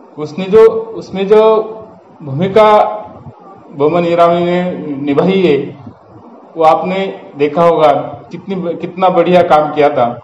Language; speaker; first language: Hindi; non-native, local second language; Marathi